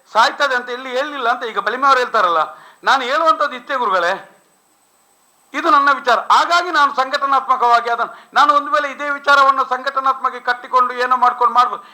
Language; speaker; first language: Kannada; non-native, local second language; Tulu